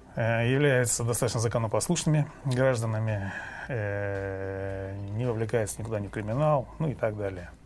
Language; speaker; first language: Russian; non-native, local second language; Kyrgyz